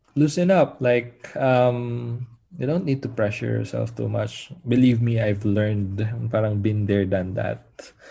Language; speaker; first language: English; non-native, local second language; Filipino